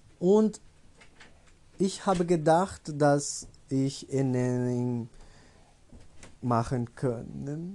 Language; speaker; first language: German; non-native, learner; Portuguese